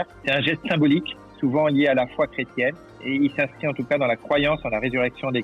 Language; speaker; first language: French; native; French